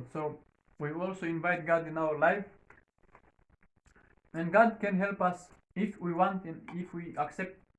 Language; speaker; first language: English; non-native, learner; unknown